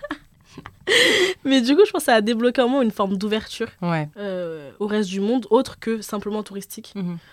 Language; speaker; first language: French; early bilingual, other home language; Bambara